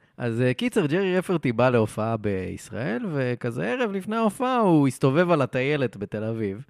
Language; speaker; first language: Hebrew; native; Hebrew